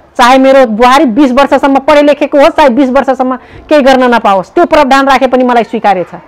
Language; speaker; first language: Nepali; non-native, local second language; Rana Tharu